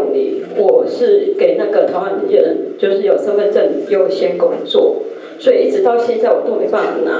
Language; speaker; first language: Chinese; non-native, fluent; Vietnamese